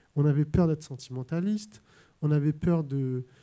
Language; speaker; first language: French; native; French